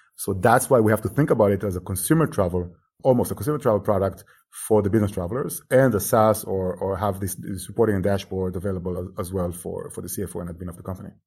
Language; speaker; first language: English; non-native, fluent; Hebrew